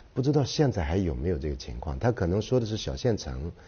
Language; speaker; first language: Chinese; native; Chinese